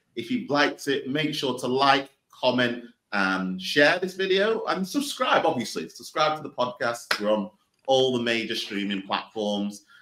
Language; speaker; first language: English; native; English